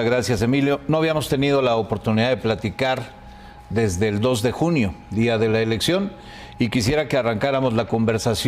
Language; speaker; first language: Spanish; native; Spanish